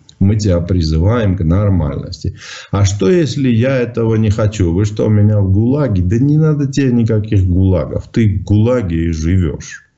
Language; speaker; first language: Russian; non-native, local second language; Georgian